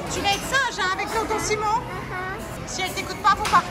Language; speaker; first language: French; native; French